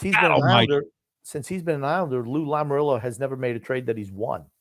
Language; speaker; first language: English; native; English